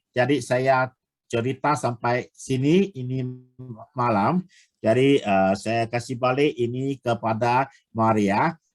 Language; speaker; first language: Malay; non-native, local second language; Chinese